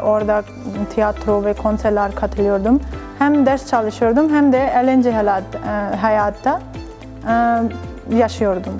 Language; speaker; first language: Turkish; non-native, learner; Urdu